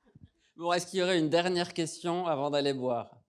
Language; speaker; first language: French; native; French